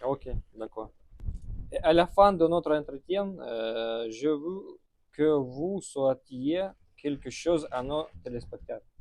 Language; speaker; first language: French; non-native, learner; Russian